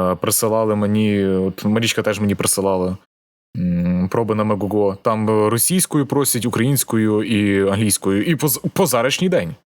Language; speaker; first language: Ukrainian; native; Ukrainian